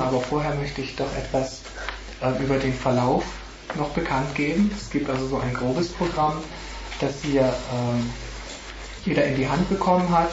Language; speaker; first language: German; native; German